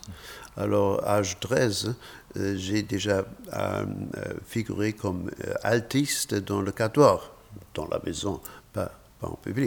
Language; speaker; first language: French; non-native, fluent; German